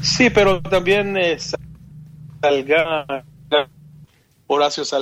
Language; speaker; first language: Spanish; non-native, fluent; Hebrew